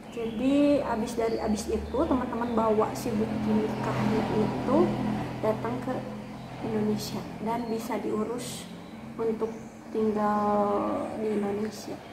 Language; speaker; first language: Indonesian; native; Indonesian